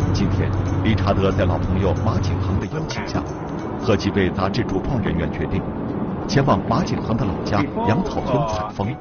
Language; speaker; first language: Chinese; native; Chinese